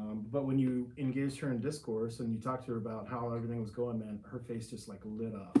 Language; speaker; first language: English; native; English